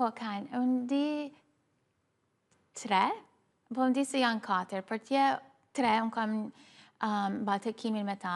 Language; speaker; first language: Albanian; early bilingual, heritage; Albanian